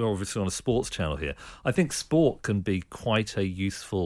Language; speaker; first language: English; native; English